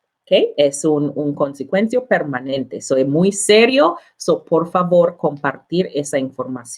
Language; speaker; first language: Spanish; non-native, learner; English